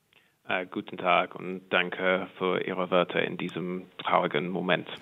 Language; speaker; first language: German; non-native, fluent; English